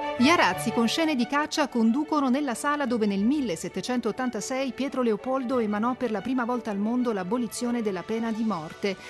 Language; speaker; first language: Italian; native; Italian